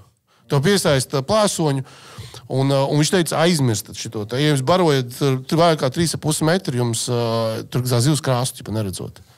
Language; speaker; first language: Latvian; native; Latvian